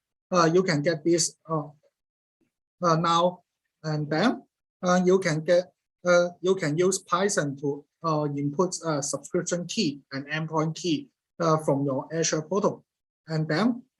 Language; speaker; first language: English; non-native, learner; Cantonese